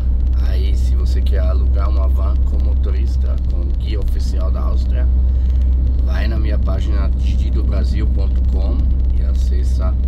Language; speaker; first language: Portuguese; non-native, fluent; German